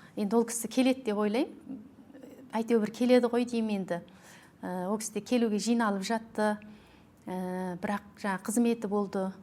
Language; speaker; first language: Kazakh; early bilingual, heritage; Kazakh